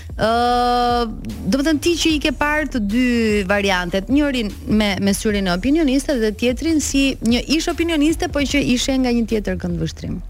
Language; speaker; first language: Albanian; native; Albanian